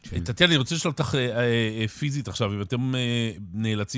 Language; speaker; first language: Hebrew; native; Hebrew